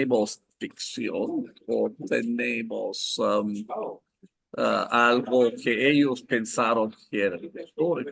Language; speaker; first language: Spanish; non-native, fluent; English